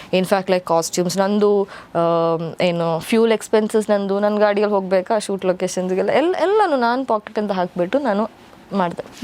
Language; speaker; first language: Kannada; non-native, local second language; Malayalam